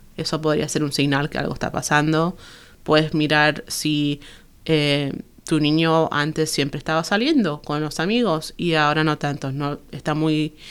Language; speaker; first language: Spanish; early bilingual, heritage; Spanish